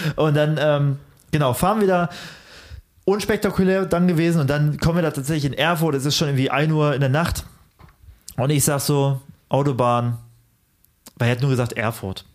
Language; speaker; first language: German; early bilingual, other home language; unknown